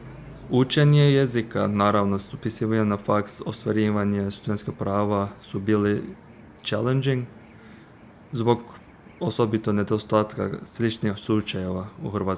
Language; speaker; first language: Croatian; non-native, fluent; Turkish